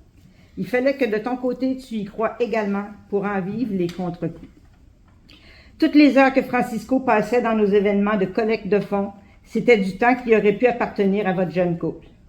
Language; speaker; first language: French; native; French